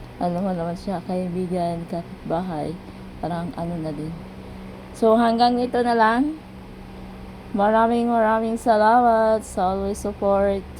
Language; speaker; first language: Filipino; non-native, local second language; Cebuano